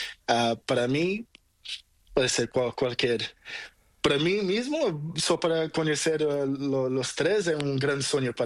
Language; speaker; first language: Spanish; non-native, learner; Portuguese